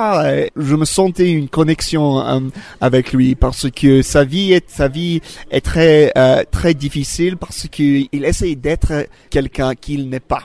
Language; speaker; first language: French; non-native, fluent; English